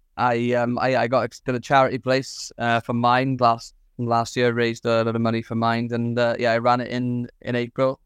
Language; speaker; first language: English; native; English